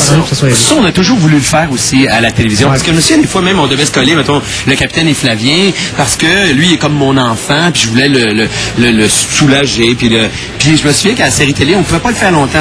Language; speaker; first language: French; native; French